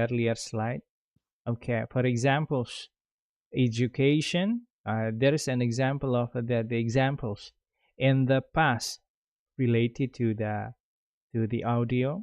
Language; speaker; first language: English; non-native, fluent; Indonesian